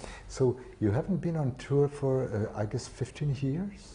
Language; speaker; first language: English; non-native, fluent; Czech